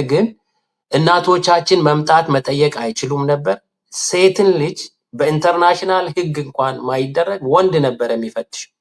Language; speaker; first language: Amharic; non-native, local second language; Sidamo